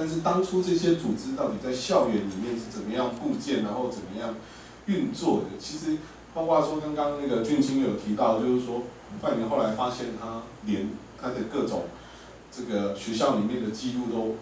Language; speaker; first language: Chinese; native; Chinese